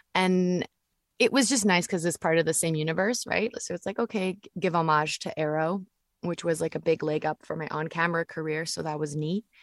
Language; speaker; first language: English; native; English